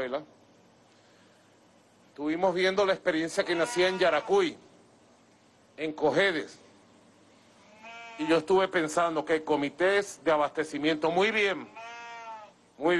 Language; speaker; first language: Spanish; native; Spanish